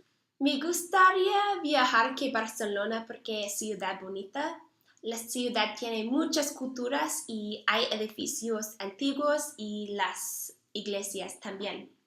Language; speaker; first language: Spanish; non-native, learner; English